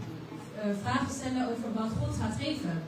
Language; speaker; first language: Dutch; early bilingual, other home language; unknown